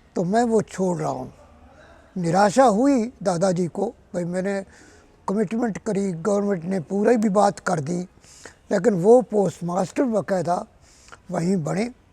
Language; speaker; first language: Urdu; non-native, local second language; Punjabi